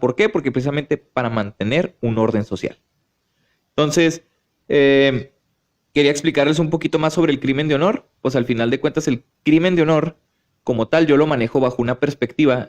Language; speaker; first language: Spanish; native; Spanish